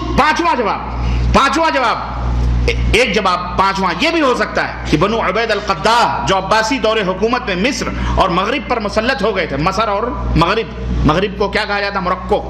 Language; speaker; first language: Urdu; native; Urdu